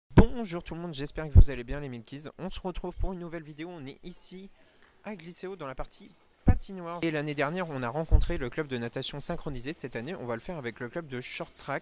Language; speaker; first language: French; native; French